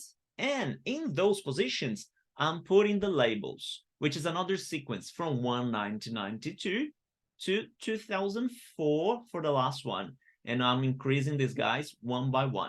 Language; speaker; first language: English; non-native, fluent; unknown